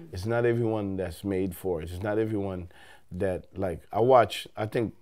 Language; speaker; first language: English; native; English